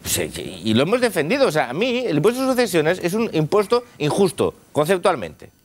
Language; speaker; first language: Spanish; non-native, local second language; Catalan